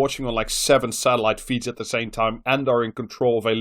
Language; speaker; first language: English; native; English